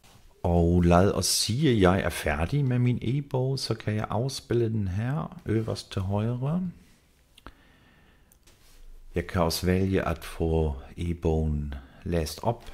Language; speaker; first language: Danish; non-native, fluent; German